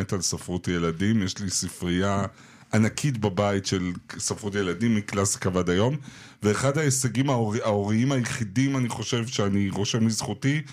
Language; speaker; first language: Hebrew; native; Hebrew